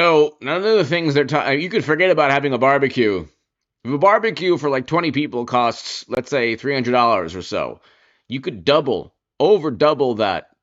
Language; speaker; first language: English; native; English